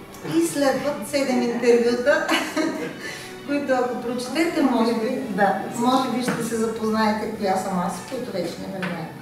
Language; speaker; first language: Bulgarian; native; Bulgarian